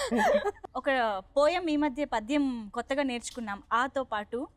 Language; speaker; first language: Telugu; native; Telugu